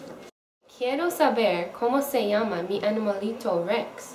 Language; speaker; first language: Spanish; non-native, learner; English